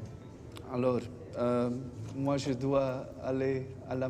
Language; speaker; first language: French; non-native, learner; Dutch